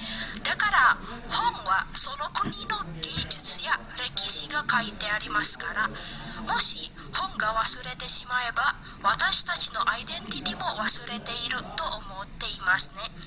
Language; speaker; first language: Japanese; non-native, fluent; Indonesian